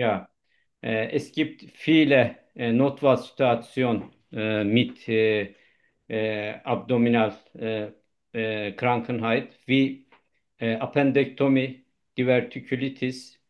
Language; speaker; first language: German; non-native, learner; Turkish